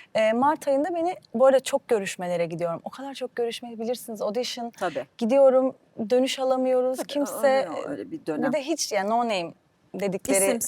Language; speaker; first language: Turkish; early bilingual, heritage; Turkish